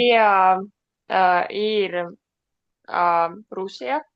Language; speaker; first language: Spanish; non-native, learner; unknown